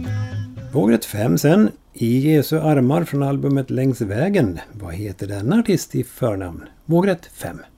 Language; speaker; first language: Swedish; native; Swedish